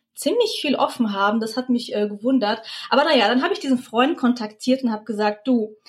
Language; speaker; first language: German; early bilingual, other home language; Russian